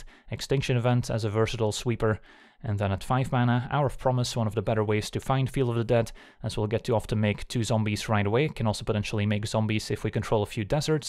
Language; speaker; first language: English; native; English